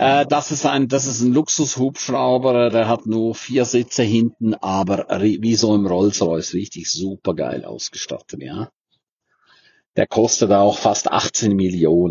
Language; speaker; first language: German; native; German